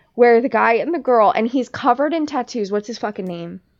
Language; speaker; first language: English; native; English